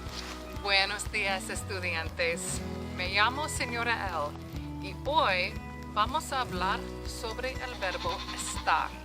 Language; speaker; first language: Spanish; non-native, fluent; English